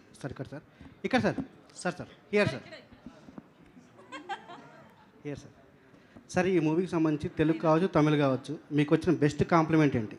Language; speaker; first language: Telugu; native; Telugu